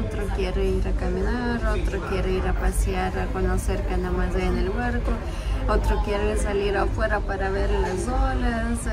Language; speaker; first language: Spanish; non-native, fluent; Ukrainian